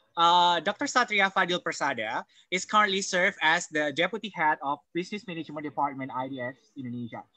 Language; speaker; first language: English; non-native, fluent; Indonesian